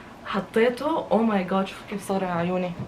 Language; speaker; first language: Arabic; native; Arabic